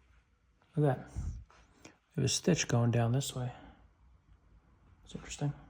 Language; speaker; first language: English; native; English